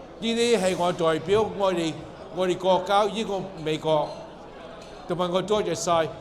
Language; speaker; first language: Cantonese; early bilingual, heritage; Cantonese